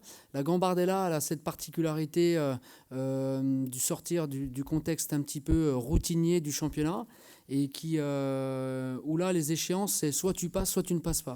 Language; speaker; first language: French; native; French